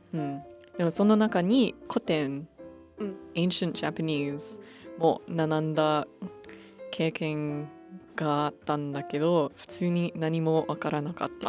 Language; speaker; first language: Japanese; non-native, fluent; English